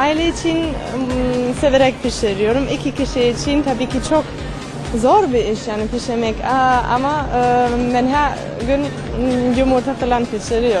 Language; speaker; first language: Turkish; non-native, fluent; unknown